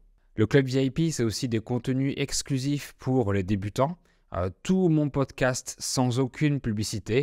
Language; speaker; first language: French; native; French